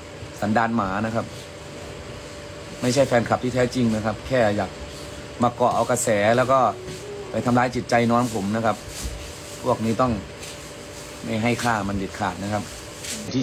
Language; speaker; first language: Thai; native; Thai